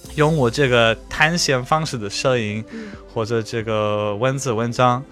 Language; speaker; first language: Chinese; non-native, fluent; English